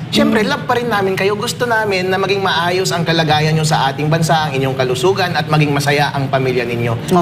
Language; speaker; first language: Filipino; non-native, local second language; Iloko